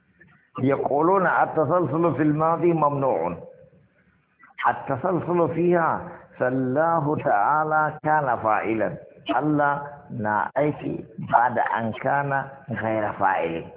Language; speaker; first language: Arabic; non-native, fluent; Hausa